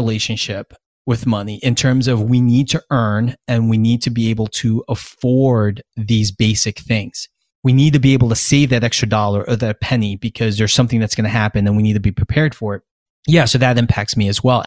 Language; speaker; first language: English; native; English